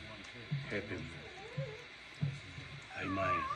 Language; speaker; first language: English; native; English